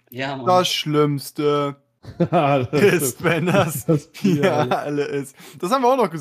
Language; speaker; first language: German; native; German